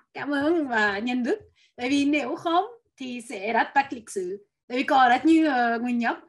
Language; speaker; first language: Vietnamese; non-native, learner; French